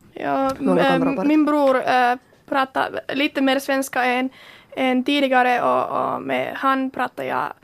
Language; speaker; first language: Swedish; non-native, local second language; Finnish